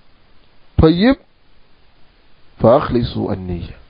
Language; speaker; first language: Arabic; non-native, fluent; French